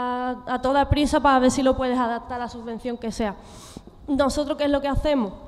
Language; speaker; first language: Spanish; native; Spanish